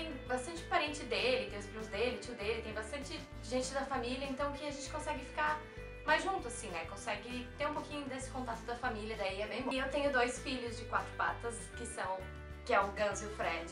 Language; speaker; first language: Portuguese; native; Portuguese